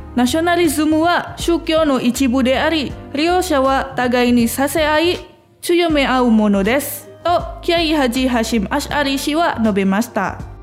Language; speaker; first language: Japanese; non-native, fluent; Indonesian